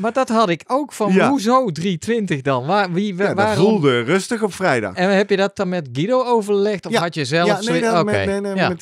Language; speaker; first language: Dutch; native; Dutch